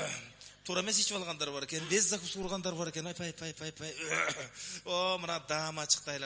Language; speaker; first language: Kyrgyz; native; Kyrgyz